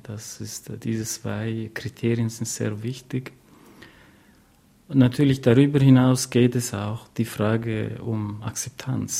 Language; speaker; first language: German; non-native, fluent; Kurdish